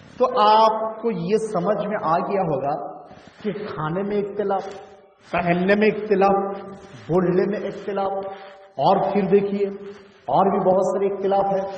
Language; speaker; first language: Urdu; non-native, local second language; Bangla